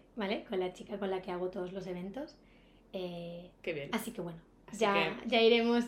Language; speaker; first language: Spanish; native; Spanish